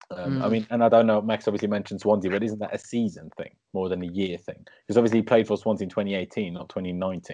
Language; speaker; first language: English; native; English